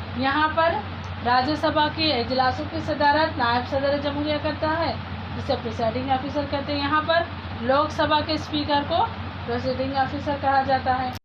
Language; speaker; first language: Urdu; native; Urdu